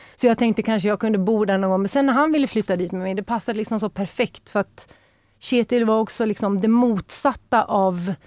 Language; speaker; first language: Norwegian; non-native, fluent; Swedish